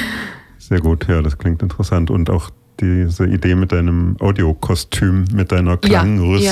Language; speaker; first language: German; native; German